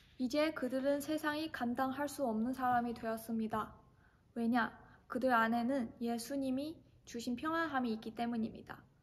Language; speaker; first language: Korean; non-native, fluent; Chinese